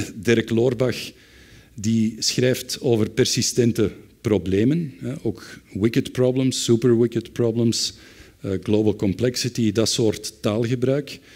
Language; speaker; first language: Dutch; native; Dutch